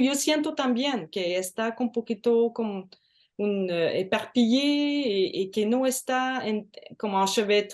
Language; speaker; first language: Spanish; non-native, learner; French